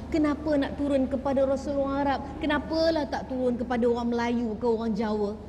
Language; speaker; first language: Malay; native; Malay